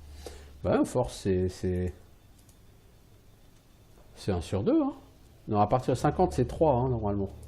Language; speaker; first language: French; native; French